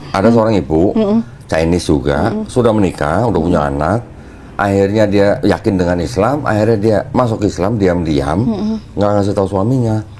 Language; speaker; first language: Indonesian; native; Indonesian